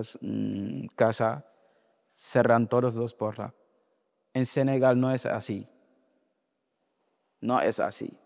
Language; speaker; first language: Spanish; non-native, learner; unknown